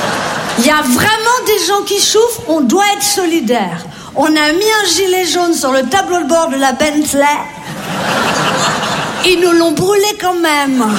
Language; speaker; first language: French; native; French